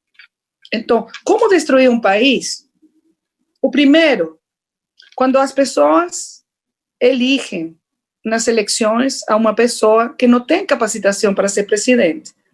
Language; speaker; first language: Portuguese; non-native, fluent; Spanish